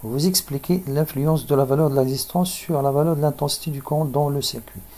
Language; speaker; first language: French; non-native, local second language; Arabic